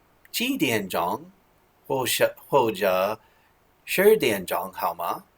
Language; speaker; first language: Chinese; non-native, learner; English